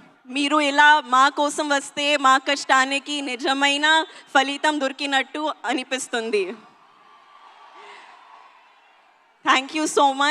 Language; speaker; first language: Telugu; non-native, learner; Hindi